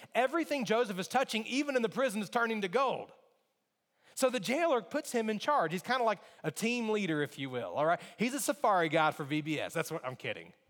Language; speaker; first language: English; native; English